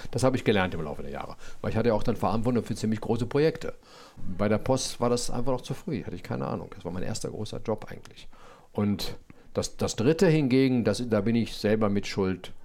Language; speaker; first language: German; native; German